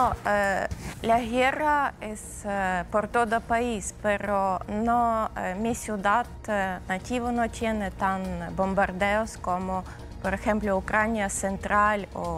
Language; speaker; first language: Spanish; non-native, learner; Ukrainian